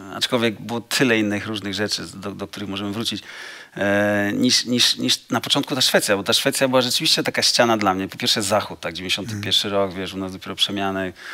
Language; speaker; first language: Polish; native; Polish